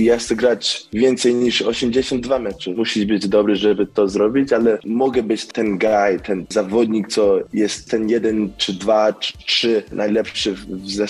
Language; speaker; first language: Polish; early bilingual, heritage; English